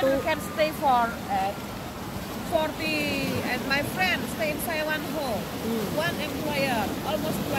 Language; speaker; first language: English; non-native, learner; Indonesian